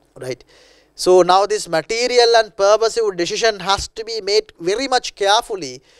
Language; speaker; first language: English; non-native, local second language; Sinhala